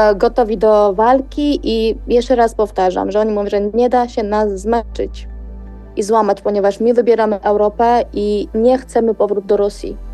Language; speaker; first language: Polish; non-native, fluent; Georgian